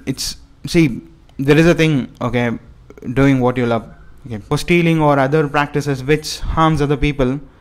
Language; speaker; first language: English; non-native, local second language; Tamil